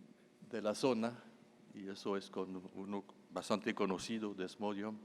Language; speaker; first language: Spanish; non-native, fluent; French